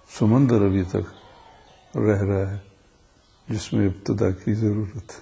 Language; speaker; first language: Urdu; non-native, local second language; Baluchi